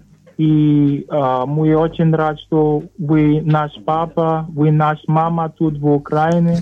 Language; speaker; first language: Ukrainian; non-native, learner; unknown